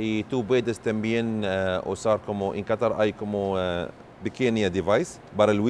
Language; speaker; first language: Spanish; non-native, learner; Arabic